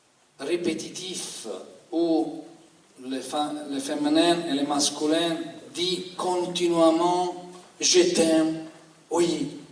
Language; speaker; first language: French; non-native, learner; Italian